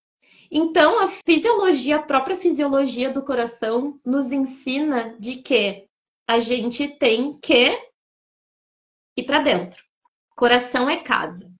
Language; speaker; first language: Portuguese; native; Portuguese